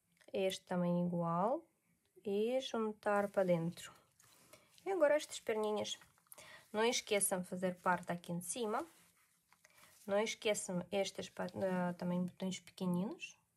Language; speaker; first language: Portuguese; non-native, learner; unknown